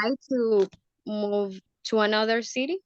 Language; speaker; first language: English; non-native, learner; Spanish